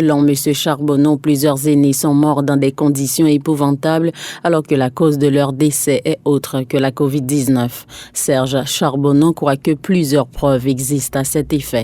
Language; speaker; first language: French; native; French